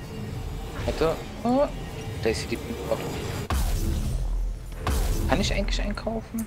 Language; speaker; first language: German; native; German